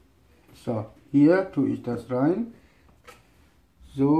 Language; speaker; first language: German; non-native, learner; Urdu